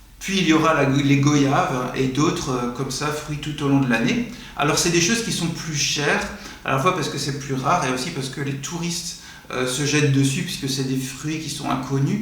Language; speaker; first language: French; native; French